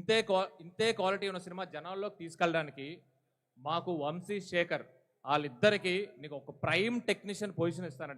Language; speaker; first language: Telugu; native; Telugu